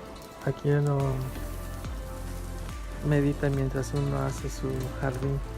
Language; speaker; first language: Spanish; early bilingual, heritage; Spanish